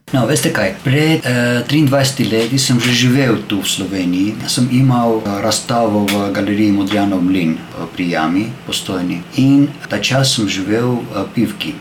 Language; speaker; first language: Slovenian; non-native, learner; Armenian